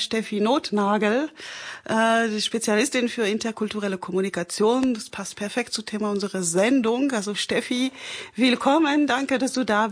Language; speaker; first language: German; non-native, fluent; French